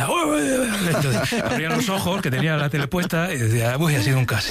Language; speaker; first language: Spanish; native; Spanish